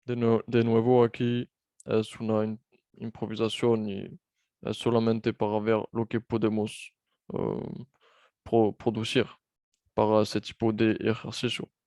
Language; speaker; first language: Spanish; non-native, fluent; French